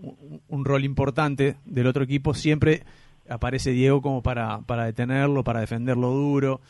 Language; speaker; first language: Spanish; native; Spanish